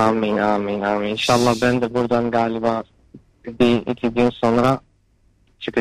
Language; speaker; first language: Turkish; non-native, fluent; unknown